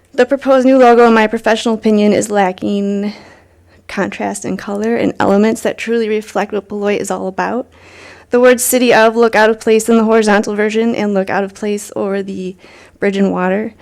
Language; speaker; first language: English; native; English